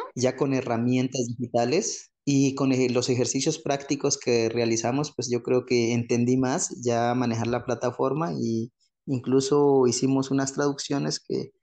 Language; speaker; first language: Spanish; non-native, local second language; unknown